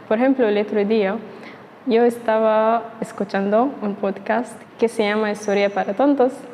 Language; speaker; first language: Spanish; non-native, learner; Arabic